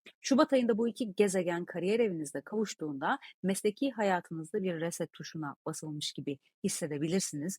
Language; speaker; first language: Turkish; native; Turkish